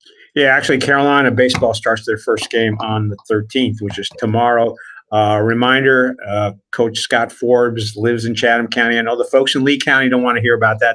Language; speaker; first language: English; native; English